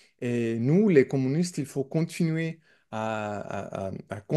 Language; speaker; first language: French; non-native, learner; English